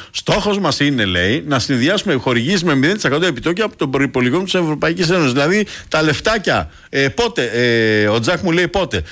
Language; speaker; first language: Greek; native; Greek